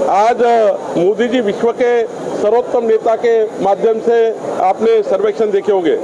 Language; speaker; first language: Hindi; non-native, local second language; Marathi